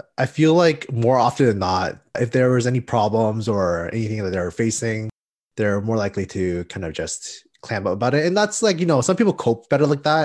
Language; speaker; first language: English; native; English